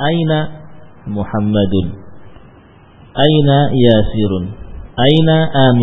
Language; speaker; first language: Arabic; non-native, fluent; Indonesian